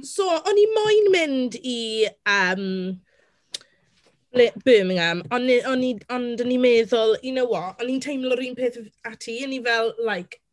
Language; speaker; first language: Welsh; non-native, local second language; English